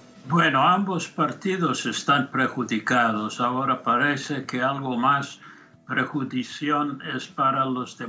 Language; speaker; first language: Spanish; non-native, fluent; English